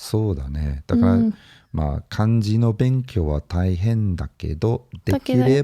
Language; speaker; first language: Japanese; non-native, fluent; English